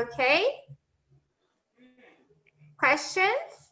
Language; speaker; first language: English; non-native, fluent; Portuguese